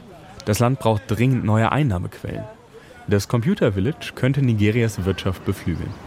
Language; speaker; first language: German; native; German